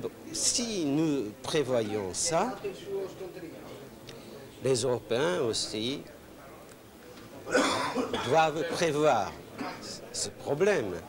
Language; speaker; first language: French; non-native, fluent; Japanese